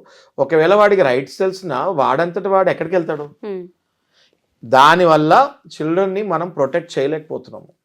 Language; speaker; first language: Telugu; native; Telugu